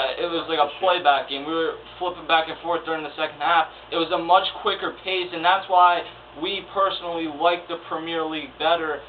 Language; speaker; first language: English; native; English